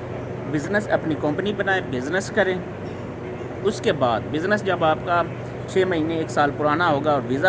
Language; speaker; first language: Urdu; non-native, local second language; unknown